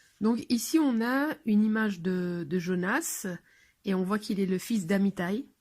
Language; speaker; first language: French; non-native, fluent; English